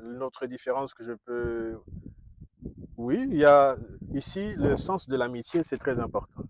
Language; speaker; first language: French; non-native, local second language; Kongo